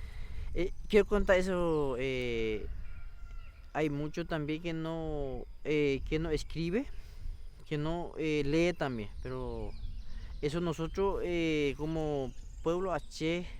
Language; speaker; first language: Spanish; non-native, local second language; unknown